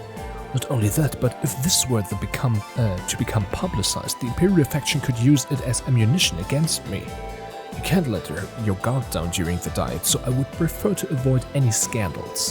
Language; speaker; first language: English; non-native, fluent; German